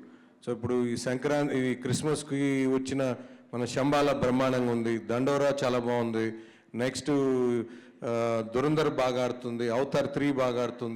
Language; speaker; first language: Telugu; native; Telugu